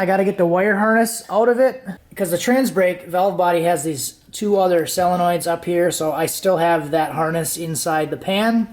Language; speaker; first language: English; native; English